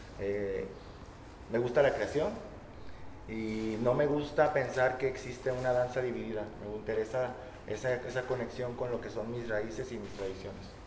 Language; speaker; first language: Spanish; native; Spanish